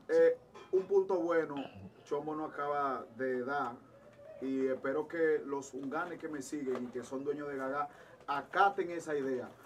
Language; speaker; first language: Spanish; native; Spanish